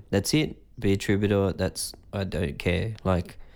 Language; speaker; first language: English; native; English